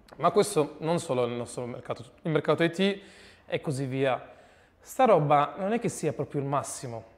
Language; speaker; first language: Italian; early bilingual, other home language; Arabic